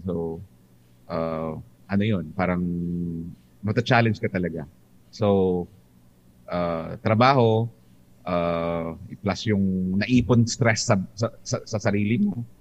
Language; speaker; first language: Filipino; non-native, local second language; Hiligaynon